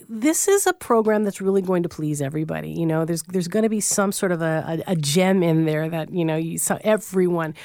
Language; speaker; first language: English; native; English